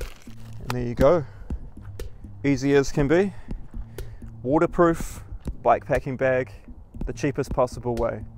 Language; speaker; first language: English; native; English